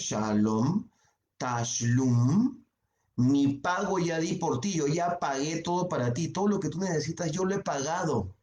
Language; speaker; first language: Spanish; native; Spanish